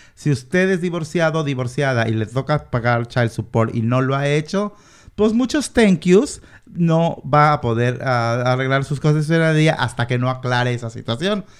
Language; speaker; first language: Spanish; native; Spanish